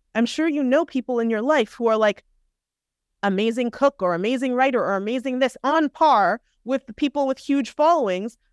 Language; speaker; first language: English; native; English